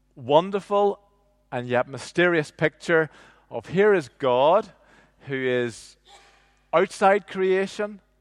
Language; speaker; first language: English; native; English